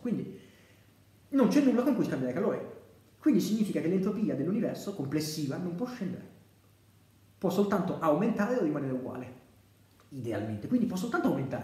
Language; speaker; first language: Italian; native; Italian